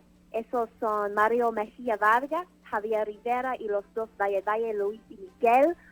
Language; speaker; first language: Spanish; non-native, fluent; English